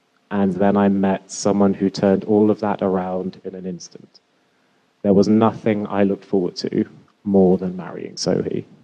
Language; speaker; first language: English; native; English